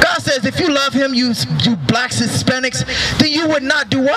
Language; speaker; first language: English; native; English